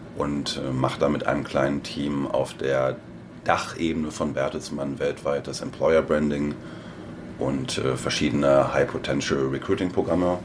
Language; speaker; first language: German; native; German